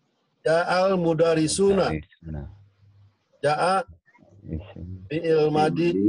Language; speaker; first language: Arabic; non-native, learner; Indonesian